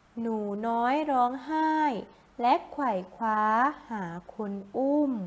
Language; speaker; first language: Thai; native; Thai